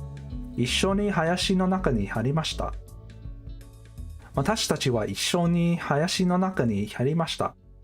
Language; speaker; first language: Japanese; non-native, learner; English